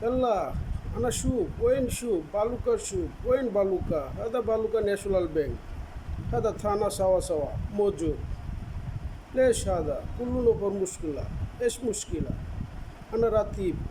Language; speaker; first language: Arabic; non-native, learner; Bangla